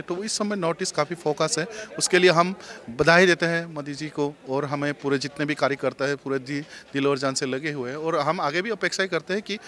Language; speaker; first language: Hindi; non-native, local second language; Chakma